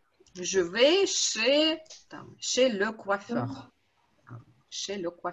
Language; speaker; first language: French; non-native, fluent; Russian